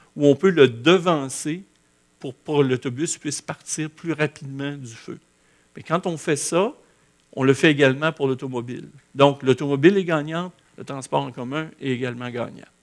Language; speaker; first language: French; native; French